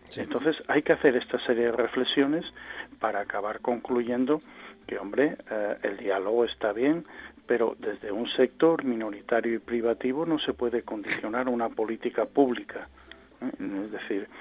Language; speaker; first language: Spanish; native; Spanish